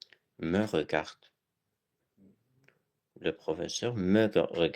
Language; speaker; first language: French; non-native, fluent; Azerbaijani